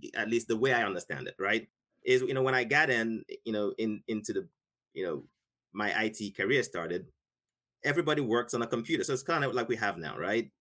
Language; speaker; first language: English; non-native, local second language; Igbo